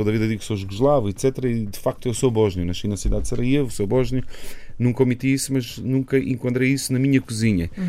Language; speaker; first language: Portuguese; non-native, fluent; Bosnian